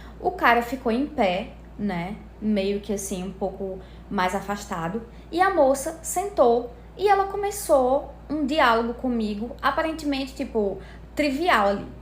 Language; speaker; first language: Portuguese; native; Portuguese